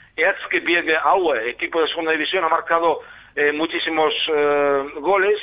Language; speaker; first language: Spanish; non-native, fluent; German